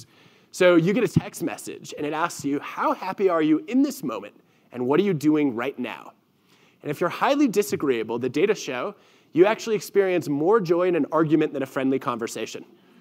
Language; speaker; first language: English; native; English